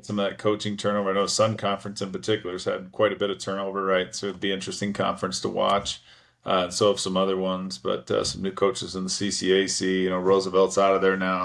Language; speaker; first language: English; native; English